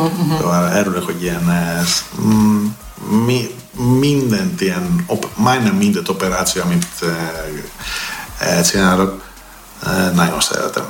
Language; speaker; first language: Hungarian; non-native, learner; Greek